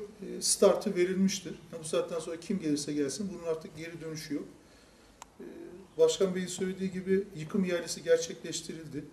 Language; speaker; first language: Turkish; native; Turkish